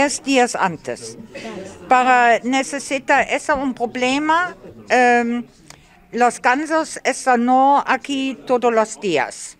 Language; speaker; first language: Spanish; non-native, learner; German